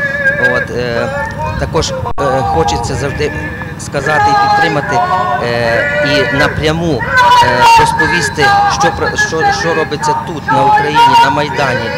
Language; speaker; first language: Ukrainian; native; Ukrainian